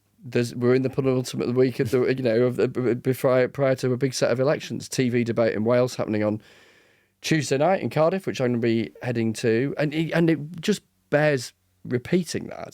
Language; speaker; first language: English; native; English